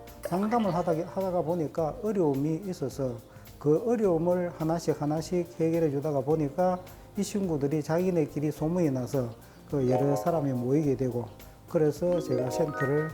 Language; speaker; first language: Korean; native; Korean